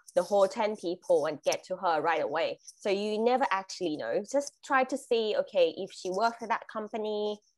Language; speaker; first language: English; non-native, fluent; Thai